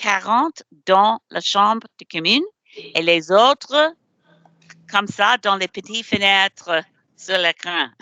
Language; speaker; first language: French; non-native, learner; English